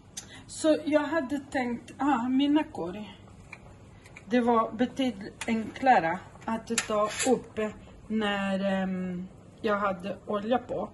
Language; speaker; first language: Swedish; non-native, local second language; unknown